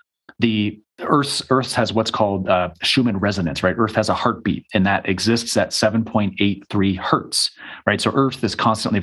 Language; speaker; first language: English; native; English